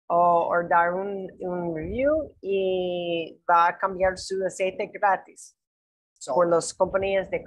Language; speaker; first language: Spanish; non-native, learner; English